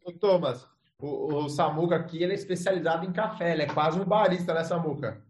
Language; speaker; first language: Portuguese; native; Portuguese